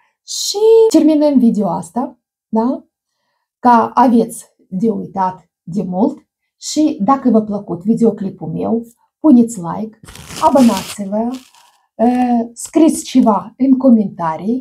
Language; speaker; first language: Romanian; non-native, learner; Russian